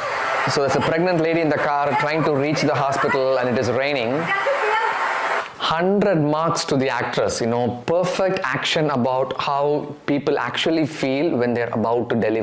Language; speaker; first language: English; non-native, local second language; Tamil